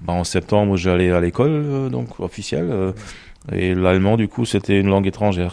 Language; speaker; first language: French; non-native, fluent; German